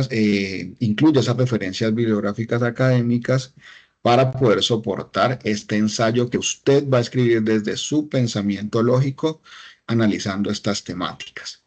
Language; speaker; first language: Spanish; native; Spanish